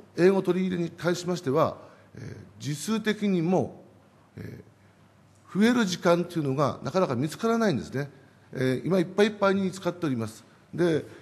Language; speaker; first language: Japanese; native; Japanese